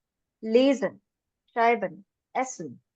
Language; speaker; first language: German; non-native, fluent; Marathi